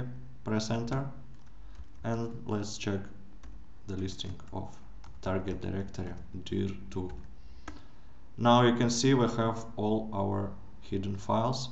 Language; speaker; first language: English; non-native, fluent; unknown